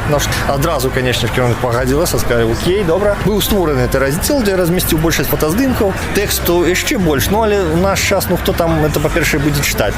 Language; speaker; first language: Belarusian; non-native, local second language; Russian